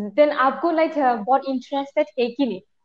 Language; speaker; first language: Hindi; non-native, local second language; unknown